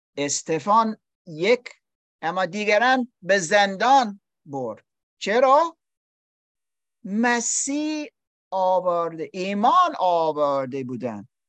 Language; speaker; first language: Persian; non-native, learner; English